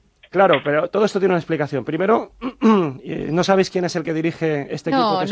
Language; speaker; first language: Spanish; native; Spanish